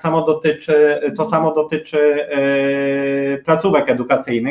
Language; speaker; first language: Polish; native; Polish